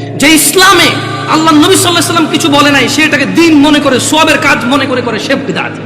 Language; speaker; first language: Bangla; early bilingual, heritage; Bangla